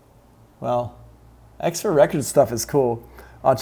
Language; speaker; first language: English; native; English